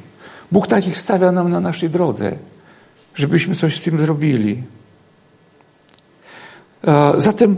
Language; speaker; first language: Polish; native; Polish